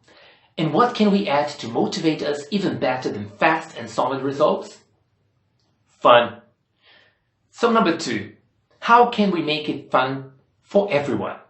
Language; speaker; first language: English; non-native, fluent; Portuguese